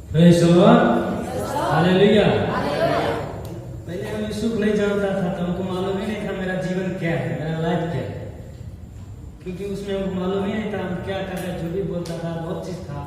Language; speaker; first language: Hindi; non-native, local second language; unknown